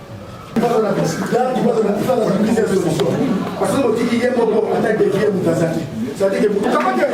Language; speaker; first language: French; non-native, local second language; Lingala